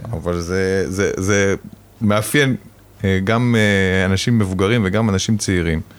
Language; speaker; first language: Hebrew; native; Hebrew